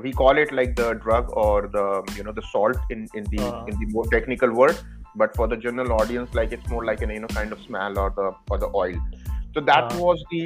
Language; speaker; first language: English; non-native, local second language; Hindi